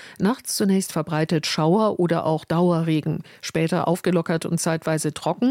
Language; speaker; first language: German; native; German